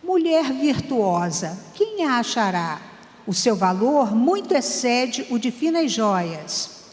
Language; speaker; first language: Portuguese; native; Portuguese